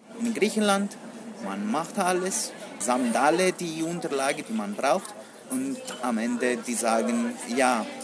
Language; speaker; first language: German; non-native, learner; Greek